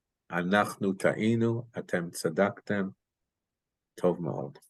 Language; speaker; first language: Hebrew; non-native, fluent; English